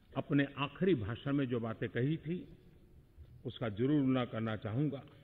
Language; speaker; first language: Hindi; non-native, local second language; Gujarati